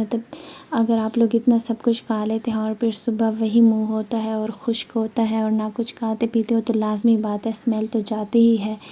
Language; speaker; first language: Urdu; non-native, local second language; Pashto